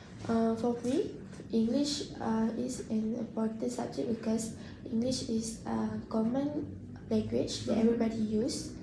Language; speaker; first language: English; non-native, learner; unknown